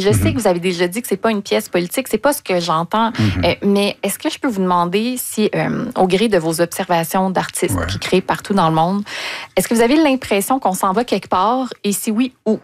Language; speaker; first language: French; native; French